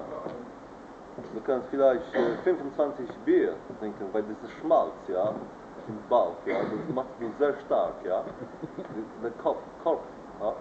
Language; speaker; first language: German; non-native, learner; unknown